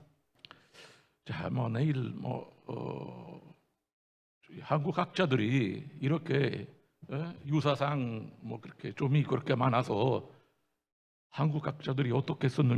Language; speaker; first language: Korean; non-native, fluent; Italian